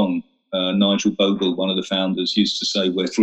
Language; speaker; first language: English; native; English